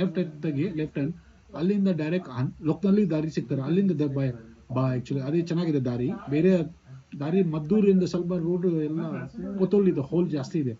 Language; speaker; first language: Kannada; non-native, local second language; Tibetan